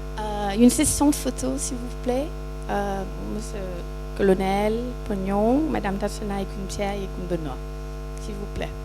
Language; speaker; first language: French; non-native, fluent; Thai